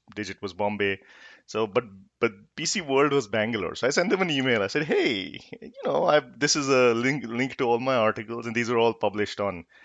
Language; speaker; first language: English; non-native, local second language; Hindi